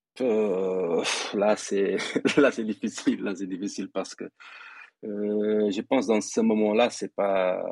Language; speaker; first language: French; non-native, fluent; Portuguese